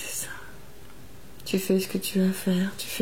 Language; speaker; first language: French; native; French